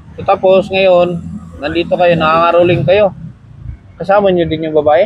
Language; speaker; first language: Filipino; native; Filipino